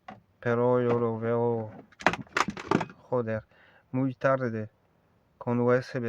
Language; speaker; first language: Spanish; non-native, learner; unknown